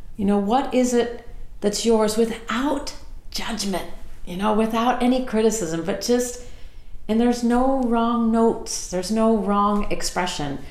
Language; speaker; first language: English; native; English